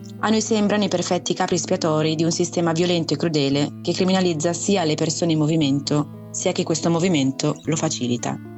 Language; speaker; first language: Italian; native; Italian